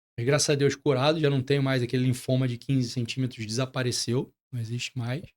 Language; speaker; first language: Portuguese; native; Portuguese